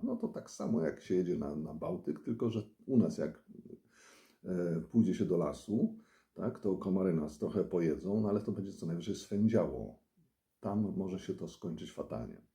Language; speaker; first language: Polish; native; Polish